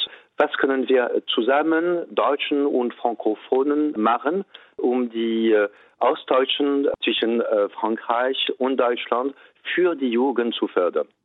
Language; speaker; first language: German; non-native, fluent; French